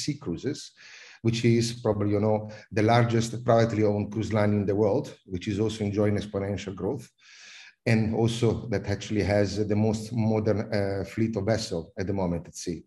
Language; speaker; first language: English; non-native, fluent; Italian